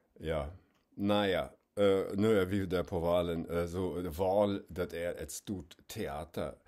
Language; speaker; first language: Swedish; non-native, fluent; German